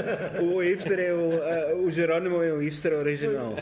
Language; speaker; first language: Portuguese; non-native, learner; English